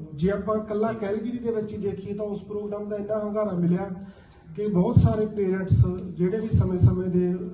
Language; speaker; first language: Punjabi; native; Punjabi